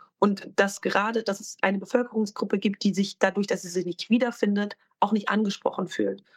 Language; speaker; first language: German; native; German